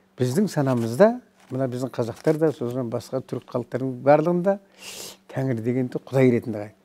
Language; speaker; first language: Kazakh; native; Kazakh